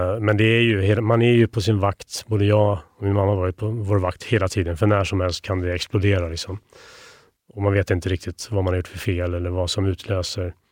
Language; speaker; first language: Swedish; native; Swedish